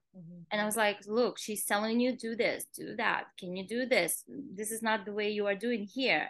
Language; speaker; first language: English; non-native, fluent; Kazakh